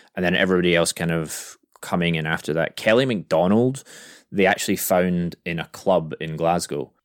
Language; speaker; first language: English; native; English